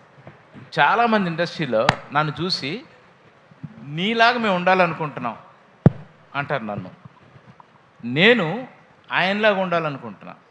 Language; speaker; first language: Telugu; native; Telugu